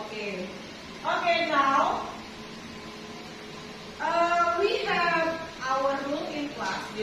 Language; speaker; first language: English; non-native, fluent; Indonesian